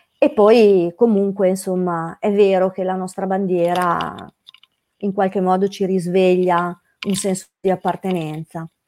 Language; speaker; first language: Italian; native; Italian